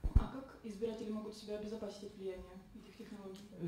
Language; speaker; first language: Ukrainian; non-native, local second language; Russian